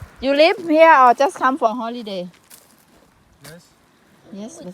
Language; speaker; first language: English; non-native, learner; Thai